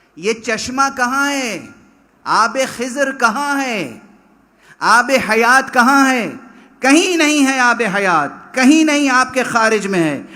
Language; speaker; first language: Urdu; native; Urdu